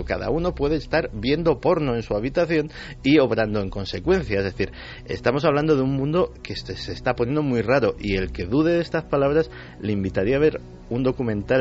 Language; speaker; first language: Spanish; native; Spanish